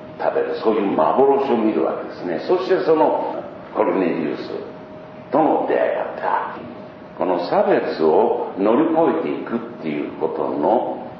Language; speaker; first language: Japanese; native; Japanese